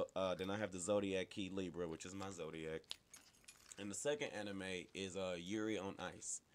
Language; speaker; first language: English; native; English